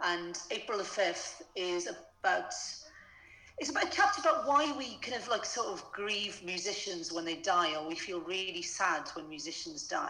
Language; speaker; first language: English; native; English